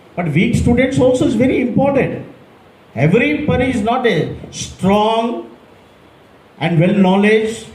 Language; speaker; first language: English; non-native, local second language; Telugu